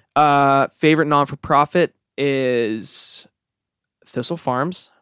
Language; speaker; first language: English; native; English